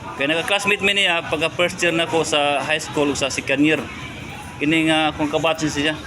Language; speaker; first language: Cebuano; native; Cebuano